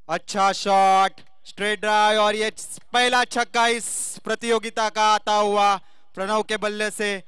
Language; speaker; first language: Hindi; non-native, local second language; Marathi